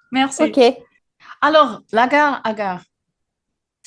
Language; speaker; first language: French; non-native, fluent; English